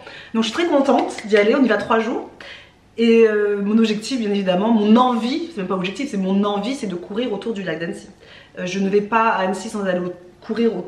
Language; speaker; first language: French; native; French